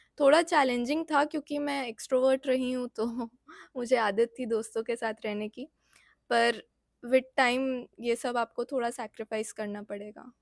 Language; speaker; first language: Hindi; native; Hindi